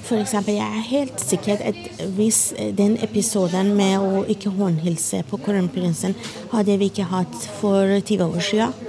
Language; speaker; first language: Norwegian; non-native, fluent; Persian